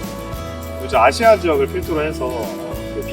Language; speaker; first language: Korean; native; Korean